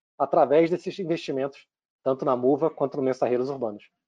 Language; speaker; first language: Portuguese; native; Portuguese